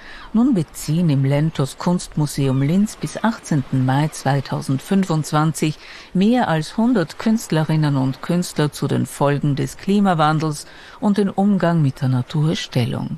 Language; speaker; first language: German; native; German